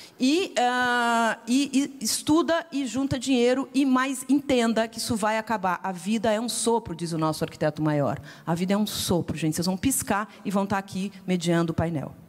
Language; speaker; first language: Portuguese; native; Portuguese